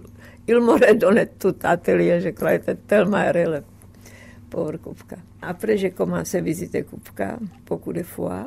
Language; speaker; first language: French; non-native, fluent; Czech